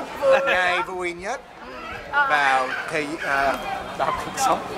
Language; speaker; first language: Vietnamese; non-native, learner; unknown